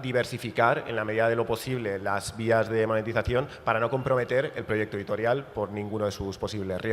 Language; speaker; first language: Spanish; native; Spanish